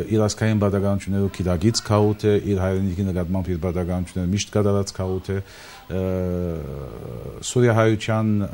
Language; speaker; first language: Armenian; early bilingual, heritage; Armenian